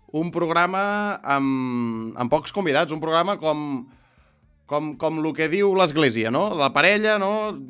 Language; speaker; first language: Catalan; native; Catalan